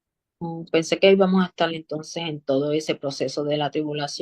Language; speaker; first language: Spanish; native; Spanish